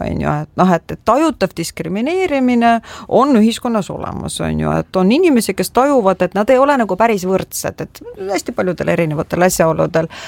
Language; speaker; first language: Estonian; non-native, local second language; Russian